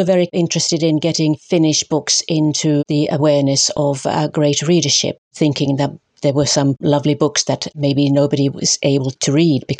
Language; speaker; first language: English; non-native, fluent; Finnish